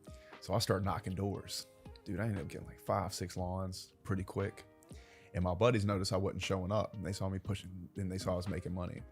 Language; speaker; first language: English; native; English